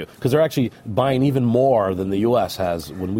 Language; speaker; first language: English; native; English